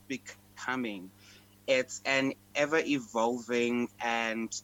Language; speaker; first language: English; non-native, local second language; Xhosa